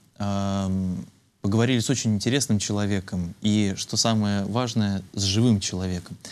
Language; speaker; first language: Russian; native; Russian